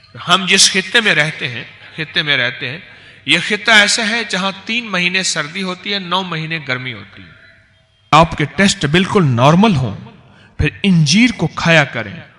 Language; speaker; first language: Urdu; native; Urdu